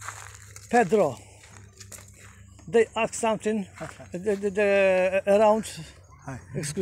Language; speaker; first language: English; non-native, learner; Polish